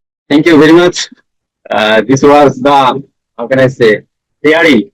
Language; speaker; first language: English; non-native, learner; Bangla